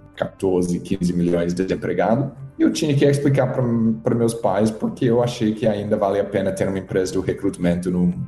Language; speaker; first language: Portuguese; non-native, fluent; English